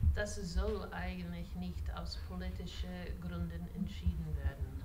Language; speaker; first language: German; non-native, fluent; English